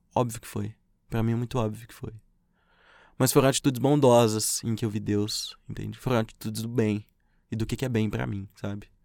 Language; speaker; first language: Portuguese; native; Portuguese